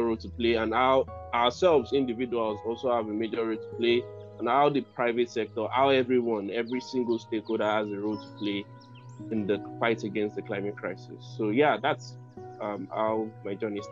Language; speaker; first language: English; non-native, local second language; Yoruba